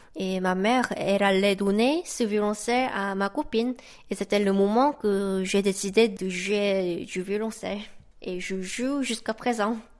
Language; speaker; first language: French; non-native, fluent; Korean